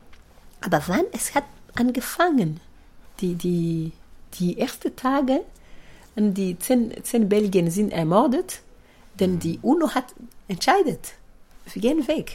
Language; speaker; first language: German; non-native, fluent; Kinyarwanda